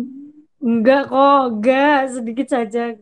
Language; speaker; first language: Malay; non-native, local second language; Javanese